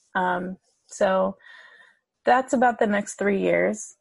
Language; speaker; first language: English; native; English